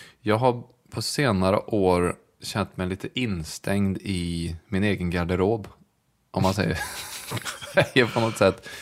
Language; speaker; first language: Swedish; native; Swedish